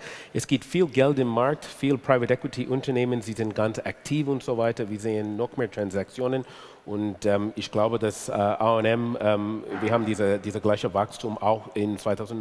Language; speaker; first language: German; non-native, fluent; English